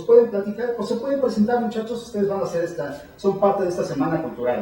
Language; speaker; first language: Spanish; native; Spanish